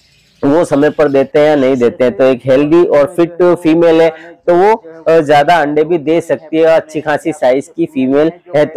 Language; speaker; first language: Hindi; native; Hindi